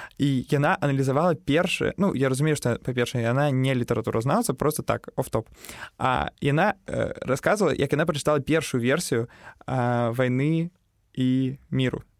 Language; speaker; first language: Belarusian; non-native, local second language; Russian